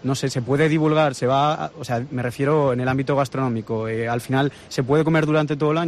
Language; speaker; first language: Spanish; native; Spanish